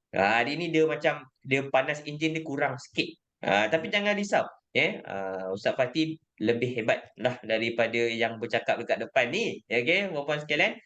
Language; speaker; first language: Malay; native; Malay